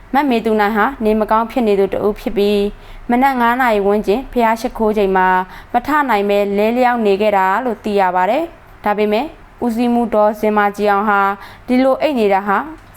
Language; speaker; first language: Burmese; native; Burmese